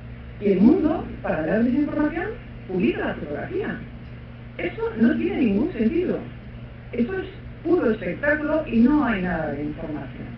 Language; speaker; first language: Spanish; native; Spanish